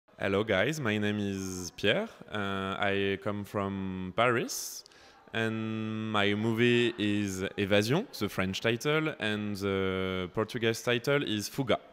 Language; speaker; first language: English; non-native, learner; French